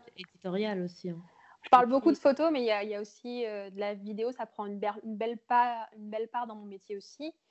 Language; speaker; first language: French; native; French